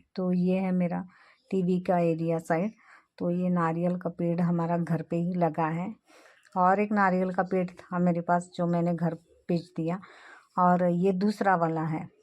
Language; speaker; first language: Hindi; non-native, local second language; Marathi